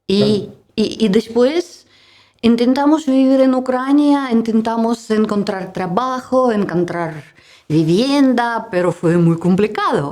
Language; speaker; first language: Spanish; non-native, learner; Russian